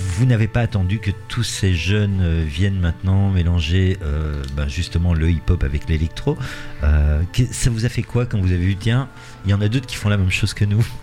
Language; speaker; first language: French; native; French